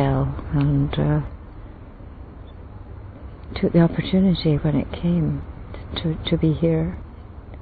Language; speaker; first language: English; native; English